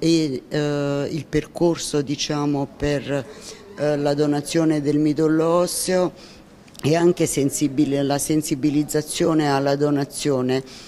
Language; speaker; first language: Italian; native; Italian